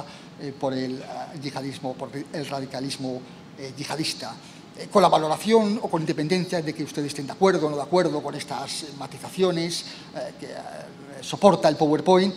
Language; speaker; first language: Spanish; native; Spanish